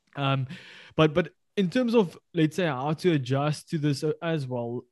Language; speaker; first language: English; non-native, local second language; Afrikaans